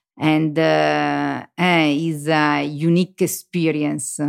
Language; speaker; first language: English; non-native, learner; Italian